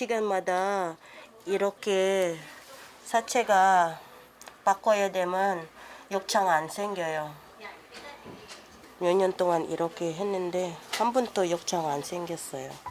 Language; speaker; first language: Korean; non-native, learner; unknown